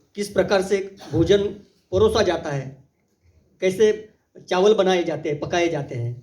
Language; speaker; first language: Hindi; non-native, local second language; Marathi